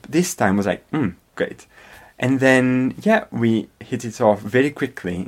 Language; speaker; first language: English; non-native, fluent; Italian